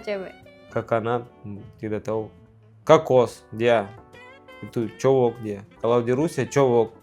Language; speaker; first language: Indonesian; non-native, learner; Russian